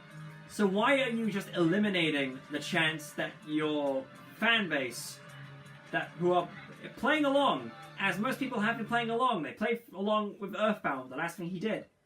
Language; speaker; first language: English; native; English